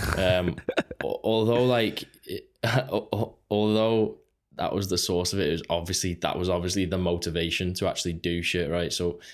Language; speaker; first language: English; native; English